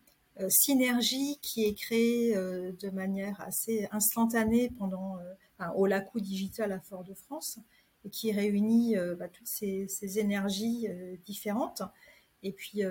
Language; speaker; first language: French; native; French